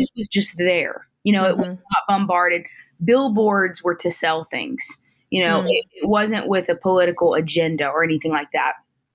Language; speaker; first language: English; native; English